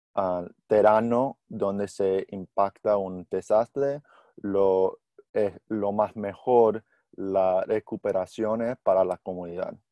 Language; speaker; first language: Spanish; non-native, learner; English